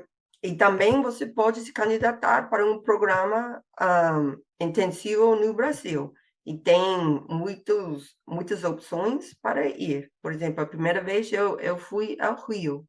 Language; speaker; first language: Portuguese; non-native, fluent; English